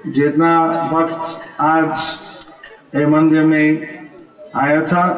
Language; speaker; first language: Hindi; non-native, local second language; Bangla